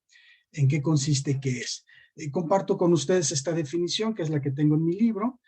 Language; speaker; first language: Spanish; native; Spanish